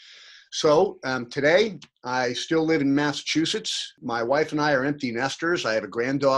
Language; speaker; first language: English; native; English